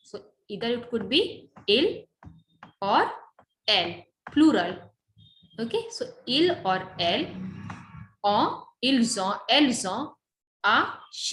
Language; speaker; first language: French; non-native, learner; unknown